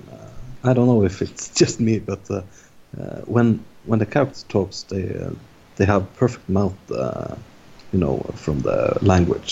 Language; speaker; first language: English; non-native, fluent; Norwegian